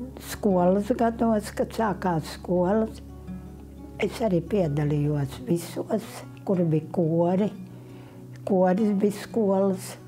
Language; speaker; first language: Latvian; native; Latvian